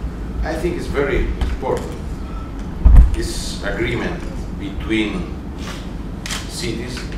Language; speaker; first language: English; non-native, learner; Italian